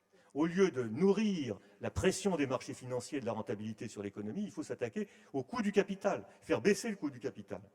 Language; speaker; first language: French; native; French